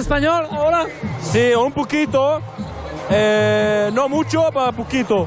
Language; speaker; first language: Spanish; non-native, learner; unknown